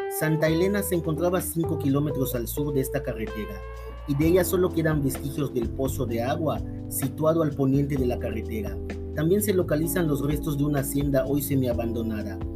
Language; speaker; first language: Spanish; native; Spanish